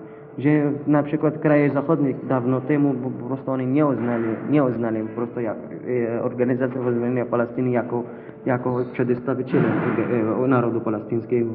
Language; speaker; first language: Polish; non-native, learner; Arabic